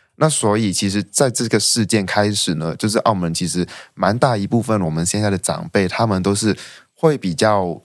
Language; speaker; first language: Chinese; non-native, local second language; Cantonese